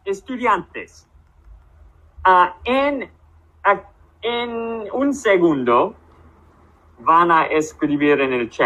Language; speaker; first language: Spanish; non-native, fluent; English